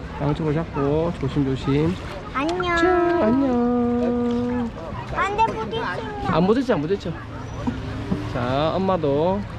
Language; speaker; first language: Korean; native; Korean